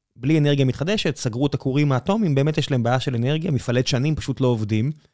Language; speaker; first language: Hebrew; native; Hebrew